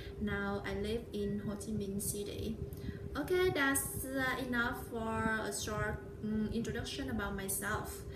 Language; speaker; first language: English; non-native, learner; Vietnamese